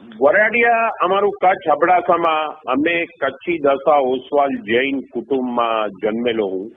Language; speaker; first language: Gujarati; non-native, local second language; Kachhi